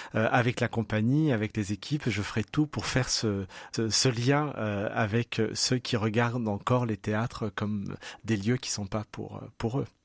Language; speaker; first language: French; native; French